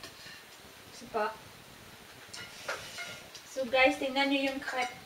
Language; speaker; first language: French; non-native, fluent; Filipino